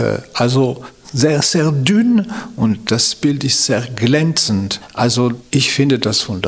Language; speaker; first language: German; non-native, fluent; French